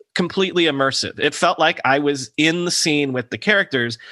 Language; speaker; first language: English; native; English